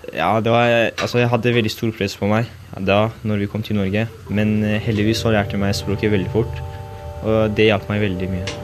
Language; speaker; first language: Norwegian; early bilingual, other home language; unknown